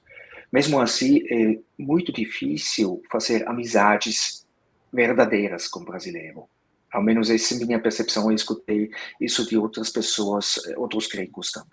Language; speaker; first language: Portuguese; non-native, fluent; Swiss German